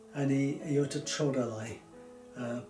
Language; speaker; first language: Nepali; non-native, fluent; English